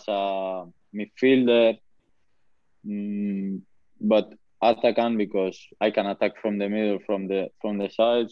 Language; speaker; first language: English; non-native, learner; Spanish